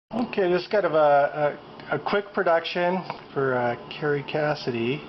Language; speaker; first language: English; native; English